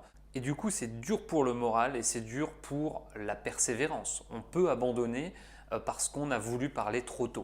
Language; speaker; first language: French; native; French